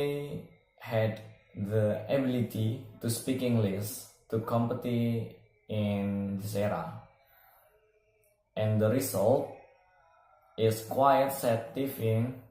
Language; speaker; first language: English; non-native, learner; Indonesian